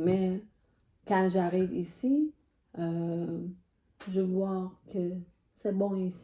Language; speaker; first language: French; non-native, learner; Persian